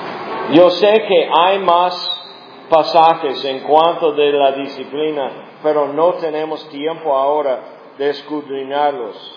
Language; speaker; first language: Spanish; non-native, fluent; English